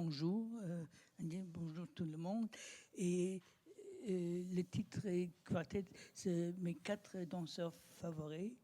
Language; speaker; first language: French; non-native, learner; German